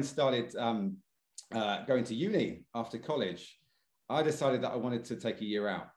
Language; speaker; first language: English; native; English